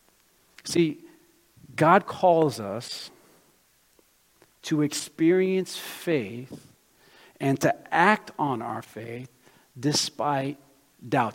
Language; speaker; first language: English; native; English